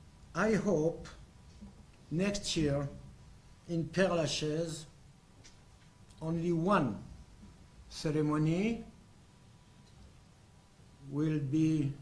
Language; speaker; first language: English; non-native, learner; French